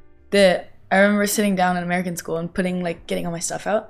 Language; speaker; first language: English; early bilingual, other home language; Japanese